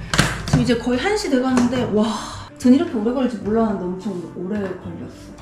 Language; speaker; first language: Korean; native; Korean